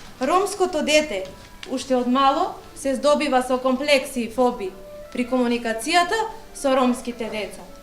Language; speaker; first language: Macedonian; non-native, local second language; Romany